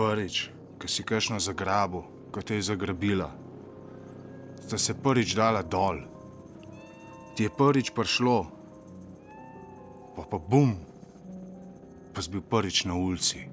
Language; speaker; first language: Slovenian; native; Slovenian